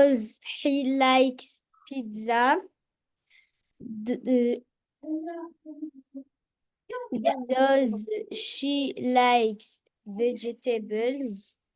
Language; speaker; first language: English; non-native, learner; French